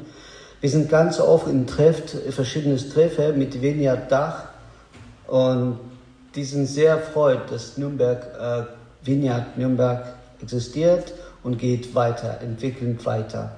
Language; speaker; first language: German; non-native, learner; Azerbaijani